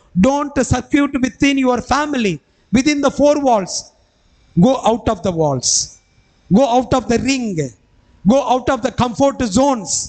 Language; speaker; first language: English; non-native, local second language; Tamil